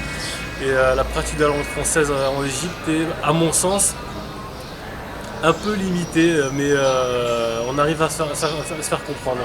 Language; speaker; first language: French; native; French